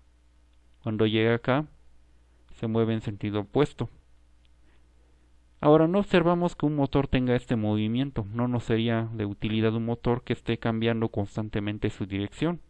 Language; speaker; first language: Spanish; native; Spanish